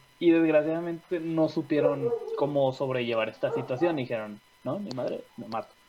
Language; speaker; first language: Spanish; native; Spanish